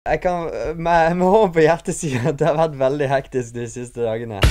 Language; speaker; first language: Norwegian; native; Norwegian